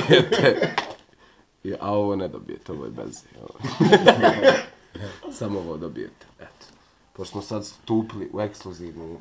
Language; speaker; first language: Bosnian; native; Bosnian